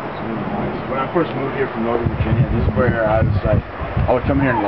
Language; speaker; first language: English; native; English